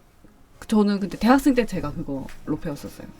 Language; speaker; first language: Korean; native; Korean